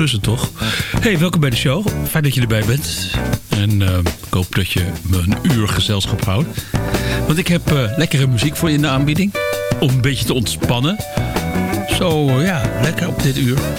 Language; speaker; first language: Dutch; native; Dutch